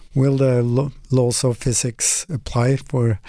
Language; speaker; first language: English; non-native, fluent; Norwegian